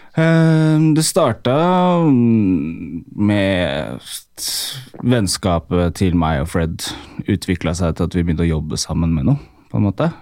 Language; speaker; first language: Norwegian; early bilingual, other home language; Amharic